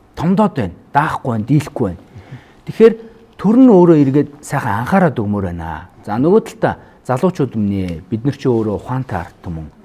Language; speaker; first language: Mongolian; native; Mongolian